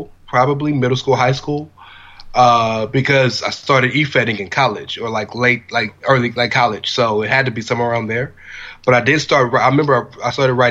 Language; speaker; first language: English; native; English